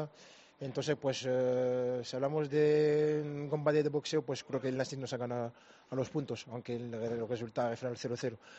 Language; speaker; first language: Spanish; native; Spanish